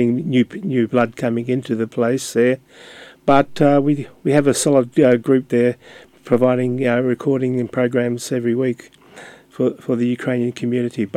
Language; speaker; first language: English; non-native, local second language; Ukrainian